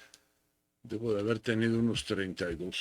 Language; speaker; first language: Spanish; native; Spanish